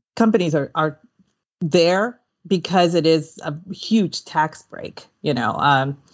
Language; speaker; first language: English; early bilingual, other home language; Spanish